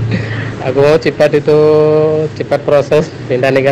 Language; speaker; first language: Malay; non-native, learner; Tamil